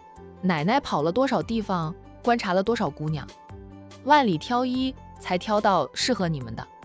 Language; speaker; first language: Chinese; native; Chinese